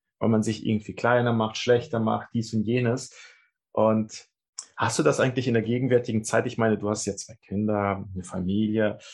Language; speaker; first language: German; early bilingual, other home language; Russian